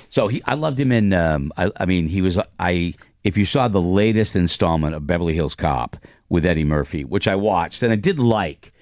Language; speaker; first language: English; native; English